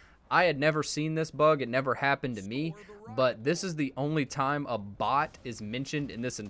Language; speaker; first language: English; native; English